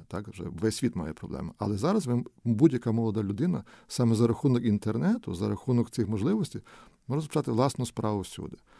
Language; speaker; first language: Ukrainian; native; Ukrainian